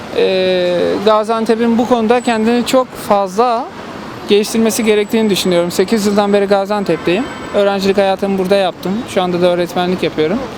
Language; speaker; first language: Turkish; native; Turkish